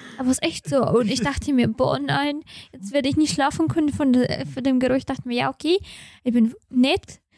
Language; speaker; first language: German; non-native, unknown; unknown